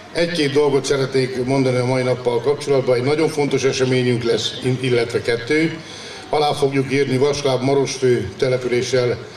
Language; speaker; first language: Hungarian; native; Hungarian